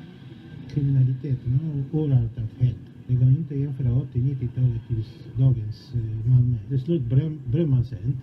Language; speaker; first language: Swedish; non-native, fluent; Polish